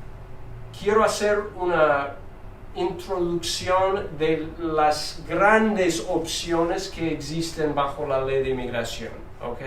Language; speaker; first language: Spanish; non-native, fluent; English